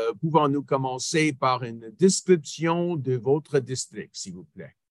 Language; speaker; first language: French; non-native, local second language; English